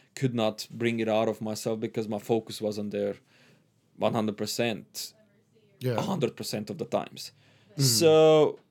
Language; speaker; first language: English; non-native, fluent; Hungarian